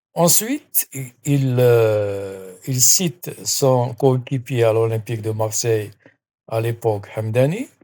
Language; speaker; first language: French; non-native, local second language; Arabic